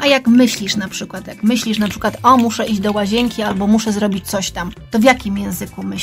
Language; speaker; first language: Polish; native; Polish